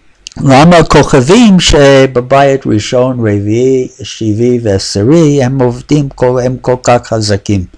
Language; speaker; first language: Hebrew; non-native, fluent; English